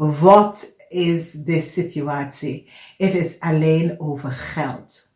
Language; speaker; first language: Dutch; non-native, learner; English